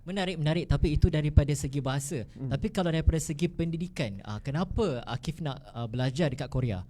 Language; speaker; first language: Malay; native; Malay